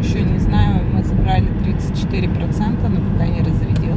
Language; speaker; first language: Russian; native; Russian